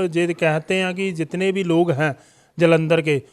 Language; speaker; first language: Hindi; non-native, local second language; Punjabi